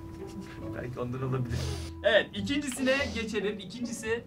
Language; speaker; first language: Turkish; native; Turkish